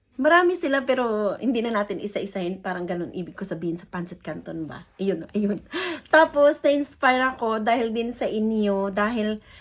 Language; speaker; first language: Filipino; non-native, local second language; Hiligaynon